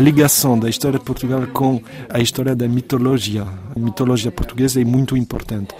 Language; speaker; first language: Portuguese; non-native, fluent; French